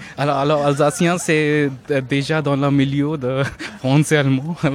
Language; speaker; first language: French; non-native, learner; Hindi